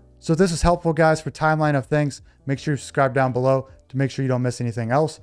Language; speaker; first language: English; native; English